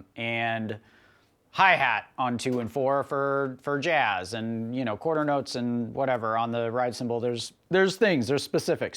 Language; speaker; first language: English; native; English